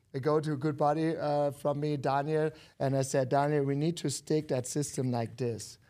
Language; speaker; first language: English; non-native, learner; German